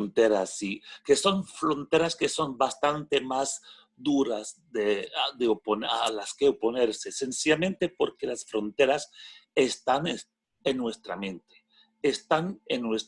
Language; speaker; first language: Spanish; non-native, fluent; French